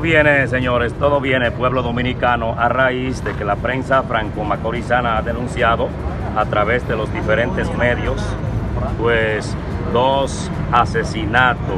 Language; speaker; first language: Spanish; native; Spanish